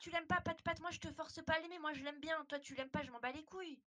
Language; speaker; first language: French; native; French